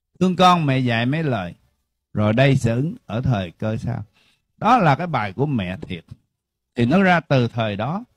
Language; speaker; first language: Vietnamese; early bilingual, heritage; Vietnamese